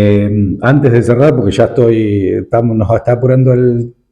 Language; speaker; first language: Spanish; native; Spanish